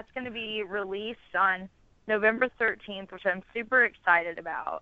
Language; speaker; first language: English; native; English